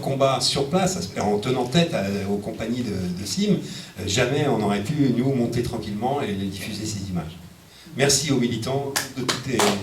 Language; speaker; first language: French; native; French